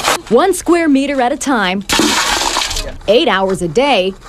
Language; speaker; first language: English; native; English